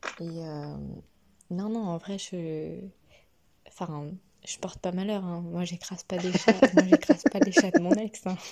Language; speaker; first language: French; native; French